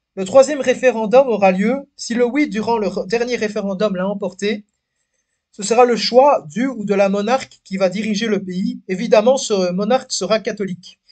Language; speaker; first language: French; native; French